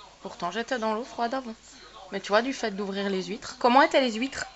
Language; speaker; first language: French; native; French